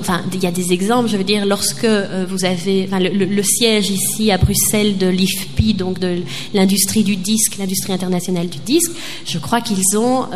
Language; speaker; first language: French; native; French